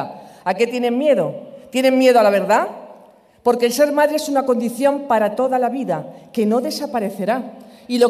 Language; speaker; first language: Spanish; native; Spanish